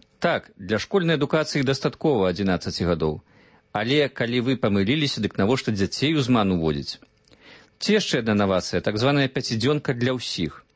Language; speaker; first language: Belarusian; native; Belarusian